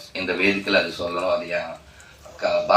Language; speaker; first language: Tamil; non-native, learner; Telugu